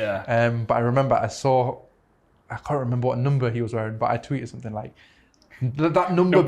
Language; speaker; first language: English; native; English